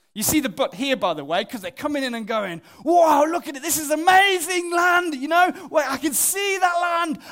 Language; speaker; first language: English; native; English